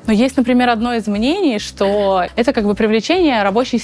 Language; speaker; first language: Russian; native; Russian